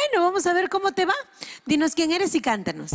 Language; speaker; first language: Spanish; native; Spanish